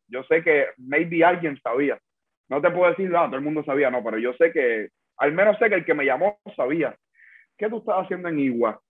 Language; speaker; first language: Spanish; native; Spanish